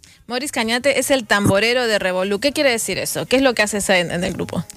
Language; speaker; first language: Spanish; native; Spanish